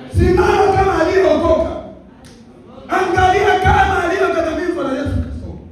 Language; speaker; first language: Swahili; native; Swahili